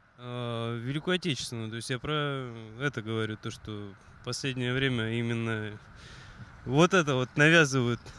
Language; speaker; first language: Russian; native; Russian